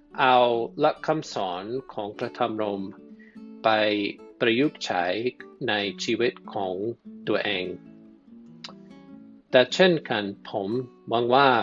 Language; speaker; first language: Thai; non-native, fluent; English